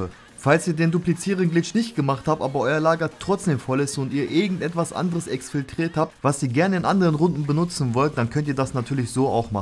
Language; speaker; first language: German; native; German